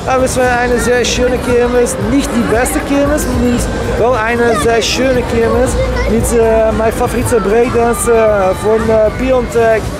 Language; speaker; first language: German; non-native, learner; Dutch